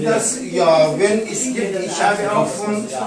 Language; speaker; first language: German; non-native, learner; Pashto